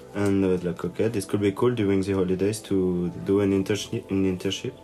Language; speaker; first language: English; non-native, learner; French